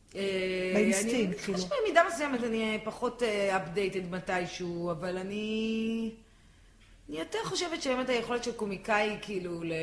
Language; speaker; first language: Hebrew; native; Hebrew